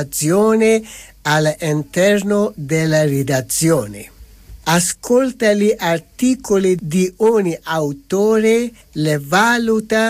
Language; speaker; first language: Italian; non-native, fluent; Persian